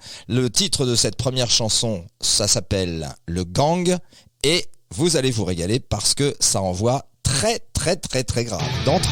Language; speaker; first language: French; native; French